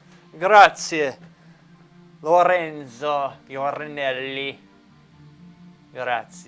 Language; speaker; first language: Italian; non-native, learner; English